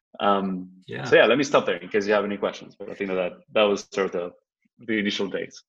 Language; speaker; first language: English; non-native, fluent; Spanish